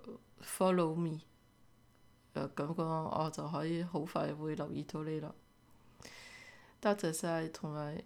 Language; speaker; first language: Cantonese; early bilingual, heritage; Cantonese